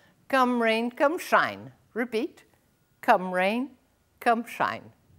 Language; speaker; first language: English; non-native, fluent; Portuguese